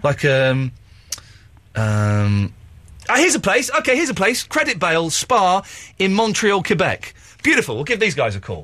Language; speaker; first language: English; native; English